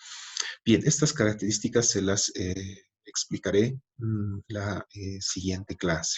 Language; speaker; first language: Spanish; native; Spanish